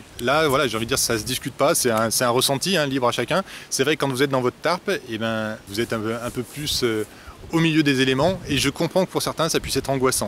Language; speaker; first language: French; native; French